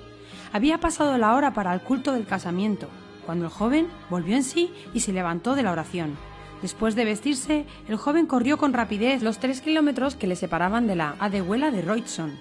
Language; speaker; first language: Spanish; native; Spanish